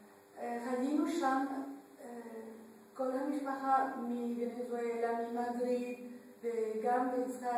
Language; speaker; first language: Hebrew; non-native, learner; Spanish